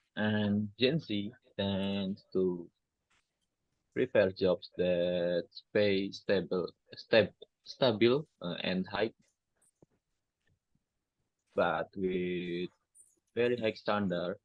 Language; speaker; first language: English; non-native, learner; Indonesian